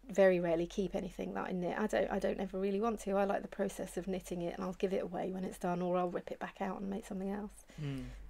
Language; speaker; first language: English; native; English